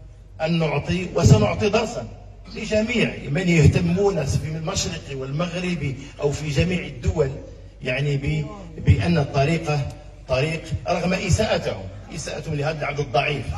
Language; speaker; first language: Arabic; native; Arabic